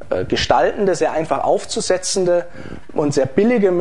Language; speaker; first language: German; native; German